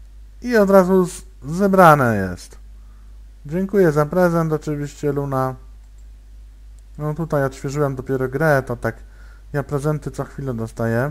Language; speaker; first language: Polish; native; Polish